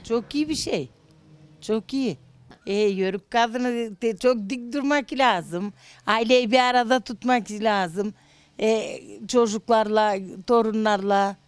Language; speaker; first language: Turkish; native; Turkish